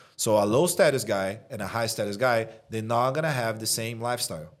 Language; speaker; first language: English; non-native, fluent; Portuguese